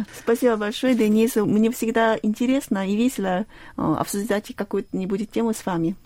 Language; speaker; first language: Russian; non-native, fluent; Korean